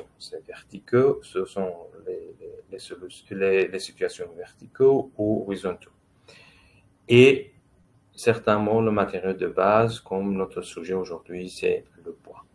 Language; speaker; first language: French; non-native, fluent; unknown